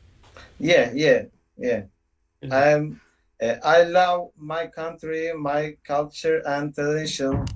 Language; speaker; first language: English; non-native, learner; Turkish